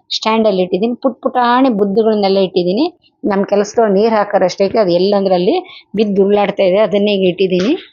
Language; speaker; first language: Kannada; native; Kannada